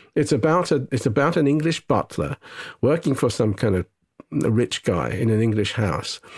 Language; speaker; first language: English; non-native, local second language; Japanese